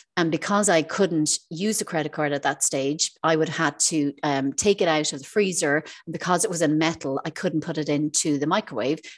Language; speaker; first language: English; native; English